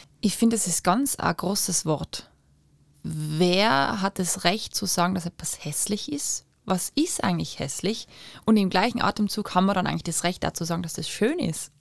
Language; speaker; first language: German; native; German